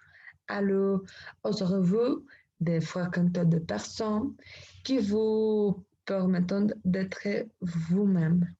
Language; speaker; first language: French; non-native, learner; Spanish